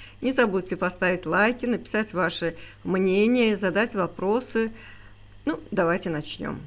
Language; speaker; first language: Russian; non-native, local second language; Azerbaijani